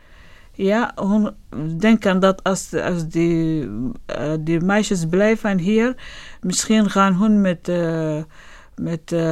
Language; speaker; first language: Dutch; non-native, learner; Arabic